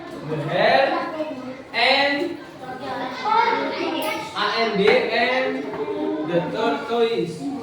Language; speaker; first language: English; non-native, learner; Indonesian